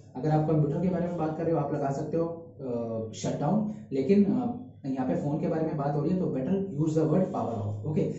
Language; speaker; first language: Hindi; native; Hindi